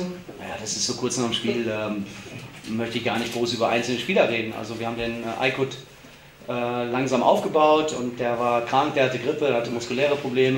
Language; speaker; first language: German; native; German